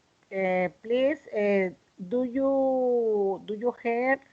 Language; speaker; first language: English; non-native, learner; Spanish